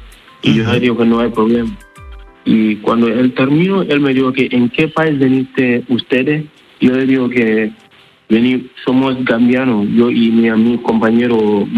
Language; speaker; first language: Spanish; non-native, learner; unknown